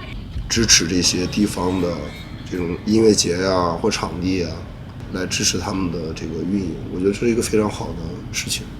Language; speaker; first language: Chinese; native; Chinese